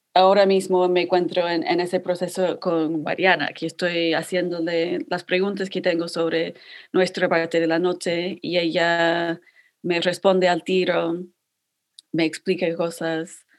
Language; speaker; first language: Spanish; non-native, fluent; English